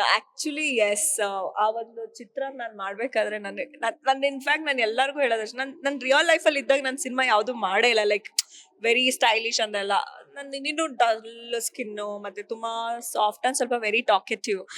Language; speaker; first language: Kannada; native; Kannada